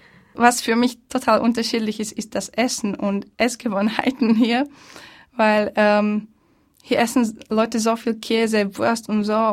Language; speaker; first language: German; non-native, fluent; Slovak